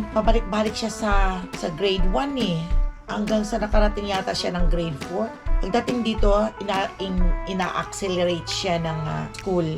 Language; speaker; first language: Filipino; non-native, local second language; Aklanon